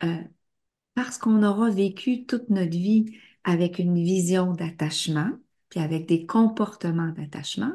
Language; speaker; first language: French; native; French